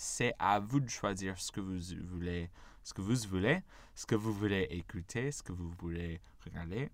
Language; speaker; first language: French; non-native, fluent; English